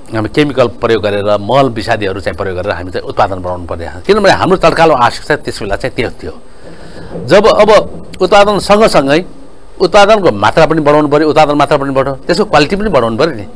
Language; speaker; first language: Nepali; native; Nepali